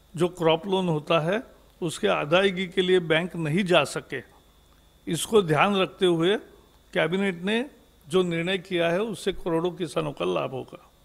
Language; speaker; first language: Hindi; non-native, local second language; Marathi